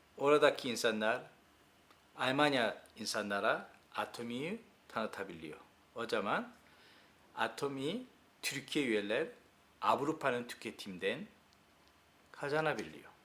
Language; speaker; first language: Turkish; non-native, learner; Korean